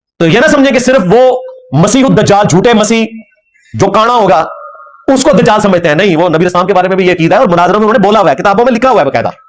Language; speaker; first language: Urdu; non-native, local second language; Punjabi